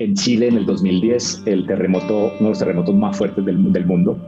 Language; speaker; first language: Spanish; native; Spanish